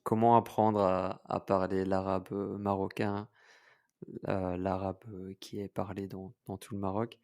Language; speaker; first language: French; native; French